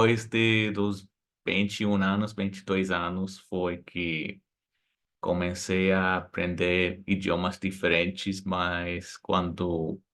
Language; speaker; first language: Portuguese; non-native, fluent; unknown